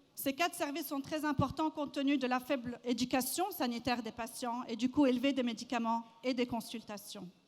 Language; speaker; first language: French; non-native, local second language; Arabic